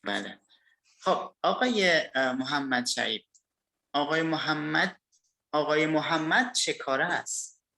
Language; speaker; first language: Persian; non-native, fluent; Indonesian